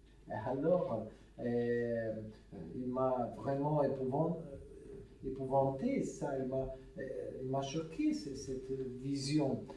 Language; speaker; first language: French; non-native, fluent; Italian